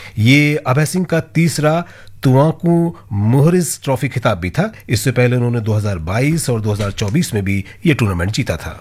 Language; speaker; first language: Hindi; native; Hindi